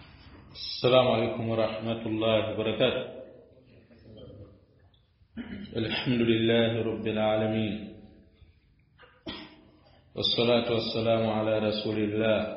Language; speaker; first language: Arabic; non-native, fluent; Swahili